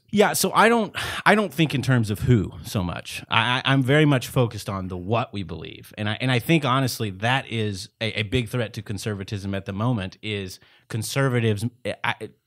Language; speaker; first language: English; native; English